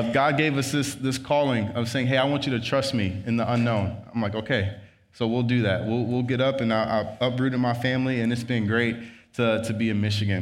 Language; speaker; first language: English; native; English